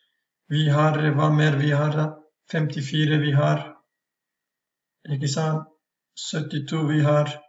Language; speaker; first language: Norwegian; non-native, fluent; Turkish